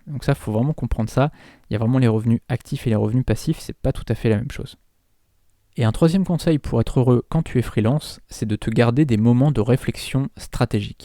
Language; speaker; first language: French; native; French